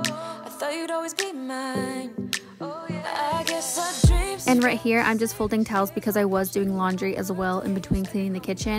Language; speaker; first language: English; native; English